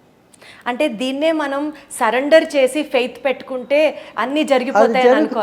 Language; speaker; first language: Telugu; native; Telugu